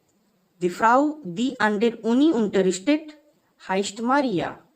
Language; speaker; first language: German; non-native, fluent; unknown